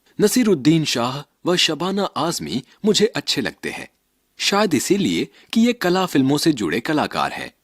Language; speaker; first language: Hindi; native; Hindi